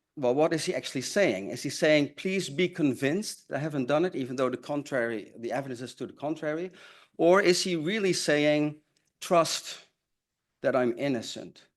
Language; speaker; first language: English; non-native, fluent; Dutch